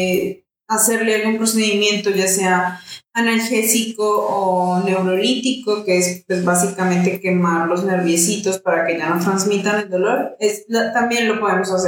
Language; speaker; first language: Spanish; native; Spanish